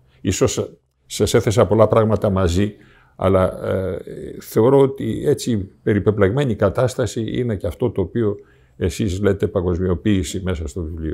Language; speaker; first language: Greek; native; Greek